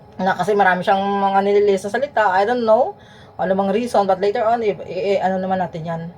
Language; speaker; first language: Filipino; native; Filipino